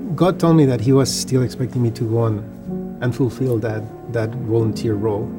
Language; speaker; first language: English; non-native, fluent; Spanish